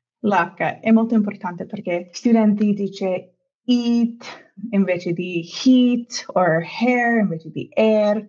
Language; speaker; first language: Italian; non-native, fluent; English